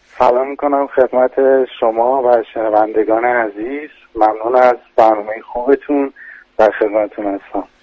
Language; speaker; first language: Persian; non-native, local second language; Turkmen